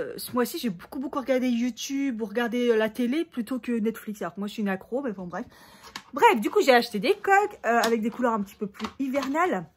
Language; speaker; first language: French; native; French